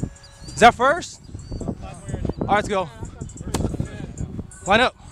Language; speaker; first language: English; native; English